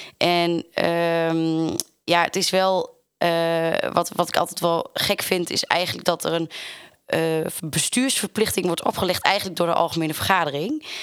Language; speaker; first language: Dutch; native; Dutch